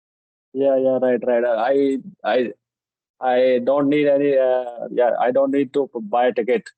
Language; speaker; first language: English; non-native, local second language; Hindi